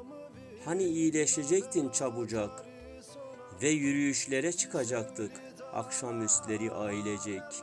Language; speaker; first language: Turkish; native; Turkish